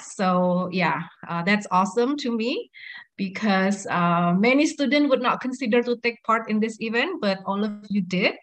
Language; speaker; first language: English; non-native, fluent; Indonesian